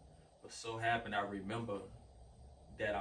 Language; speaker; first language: English; native; English